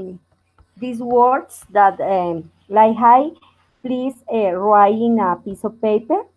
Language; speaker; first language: English; non-native, learner; Spanish